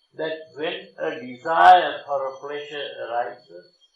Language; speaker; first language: English; non-native, local second language; Sinhala